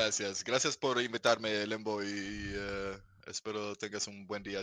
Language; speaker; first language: Spanish; non-native, learner; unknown